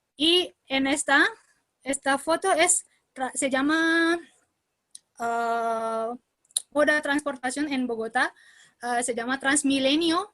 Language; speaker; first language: Spanish; non-native, learner; Indonesian